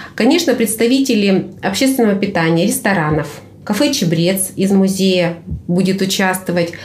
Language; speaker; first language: Russian; native; Russian